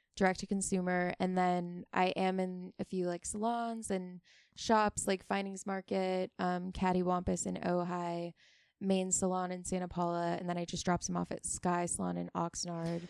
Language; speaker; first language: English; native; English